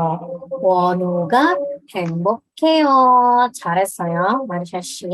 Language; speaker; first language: Korean; non-native, fluent; Indonesian